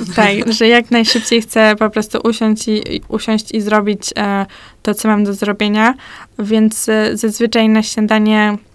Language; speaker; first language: Polish; early bilingual, heritage; Polish